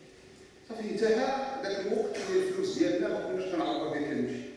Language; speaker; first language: Arabic; native; Arabic